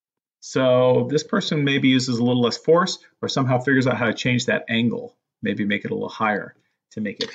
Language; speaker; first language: English; native; English